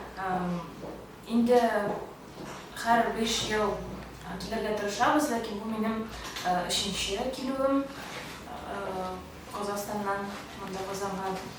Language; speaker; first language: Tatar; early bilingual, heritage; Tatar